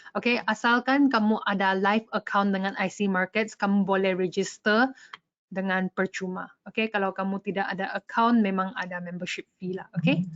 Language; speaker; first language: Malay; non-native, local second language; English